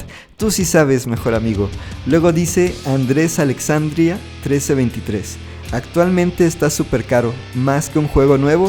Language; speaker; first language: Spanish; native; Spanish